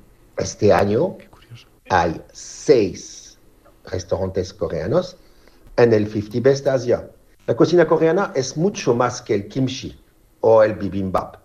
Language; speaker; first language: Spanish; non-native, fluent; French